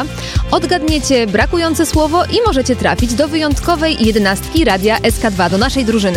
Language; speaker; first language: Polish; native; Polish